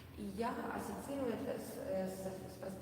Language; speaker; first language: Russian; non-native, fluent; Italian